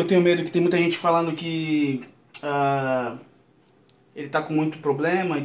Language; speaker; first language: Portuguese; native; Portuguese